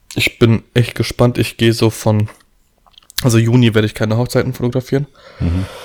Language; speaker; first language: German; early bilingual, other home language; Polish